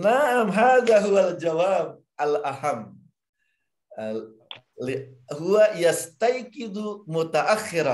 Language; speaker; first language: Arabic; non-native, fluent; Indonesian